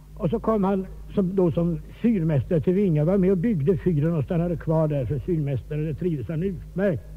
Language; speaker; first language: Swedish; native; Swedish